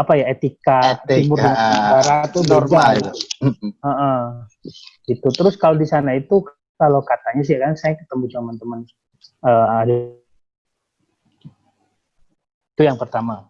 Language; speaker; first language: Indonesian; native; Indonesian